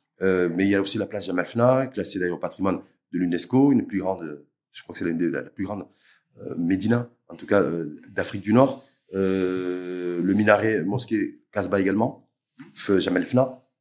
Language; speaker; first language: French; native; French